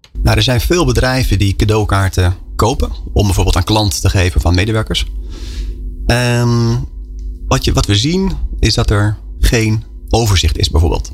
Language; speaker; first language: Dutch; native; Dutch